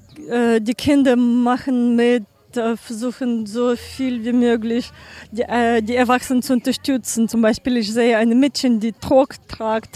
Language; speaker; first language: German; non-native, learner; Ukrainian